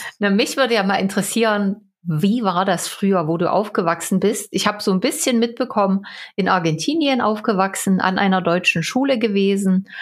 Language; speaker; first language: German; native; German